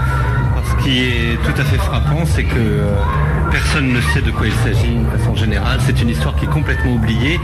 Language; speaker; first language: French; native; French